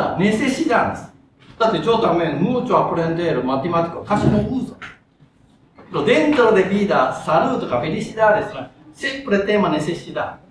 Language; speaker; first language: Spanish; non-native, learner; Japanese